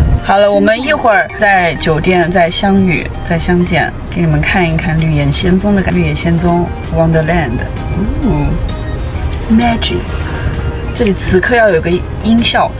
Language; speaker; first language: Chinese; native; Chinese